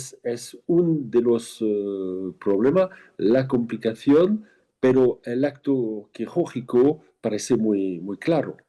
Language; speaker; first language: Spanish; non-native, fluent; French